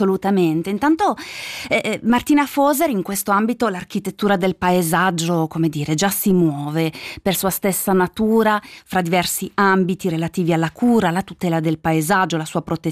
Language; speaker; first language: Italian; native; Italian